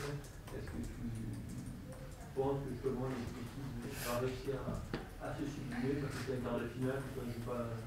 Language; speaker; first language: French; native; French